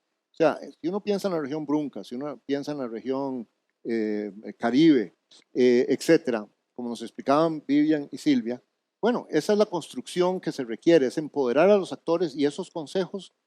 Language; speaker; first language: Spanish; native; Spanish